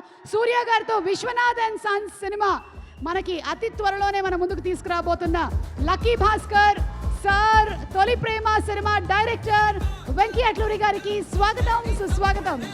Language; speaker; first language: Telugu; native; Telugu